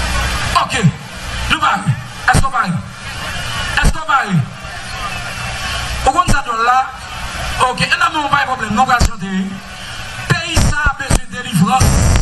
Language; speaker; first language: French; non-native, local second language; Haitian Creole